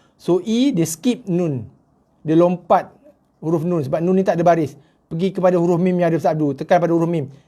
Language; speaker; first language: Malay; native; Malay